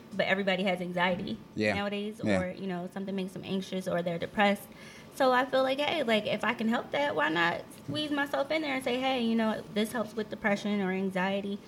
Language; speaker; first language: English; native; English